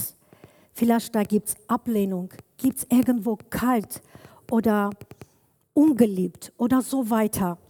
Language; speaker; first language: German; non-native, learner; Kurdish